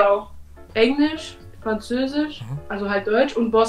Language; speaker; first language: German; early bilingual, other home language; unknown